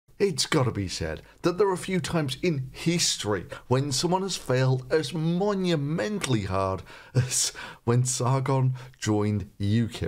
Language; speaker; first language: English; native; English